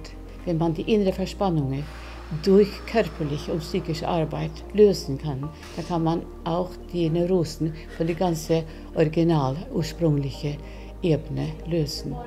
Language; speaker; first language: German; non-native, fluent; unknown